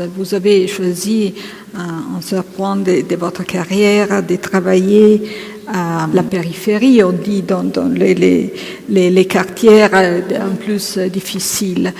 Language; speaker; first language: French; non-native, fluent; Italian